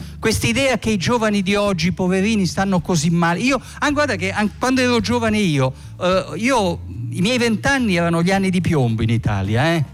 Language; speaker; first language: Italian; native; Italian